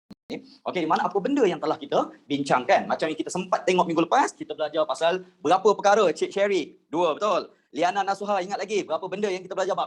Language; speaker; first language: Malay; native; Malay